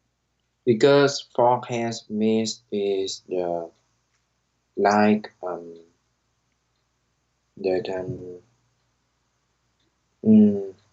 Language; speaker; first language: English; non-native, learner; Vietnamese